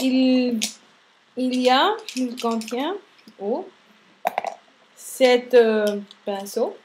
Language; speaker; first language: French; non-native, fluent; Spanish